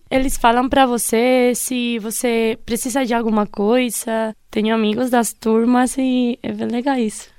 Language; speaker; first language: Portuguese; non-native, fluent; Spanish